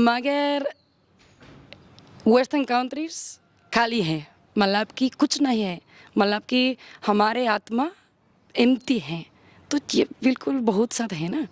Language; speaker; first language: Hindi; non-native, learner; Spanish